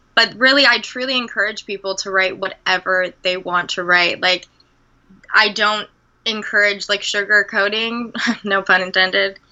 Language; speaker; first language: English; native; English